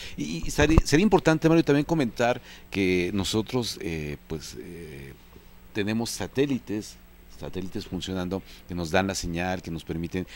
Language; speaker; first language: Spanish; native; Spanish